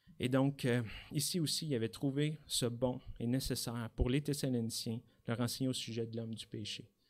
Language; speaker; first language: French; native; French